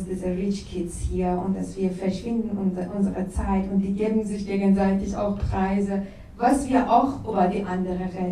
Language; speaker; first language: German; non-native, learner; Persian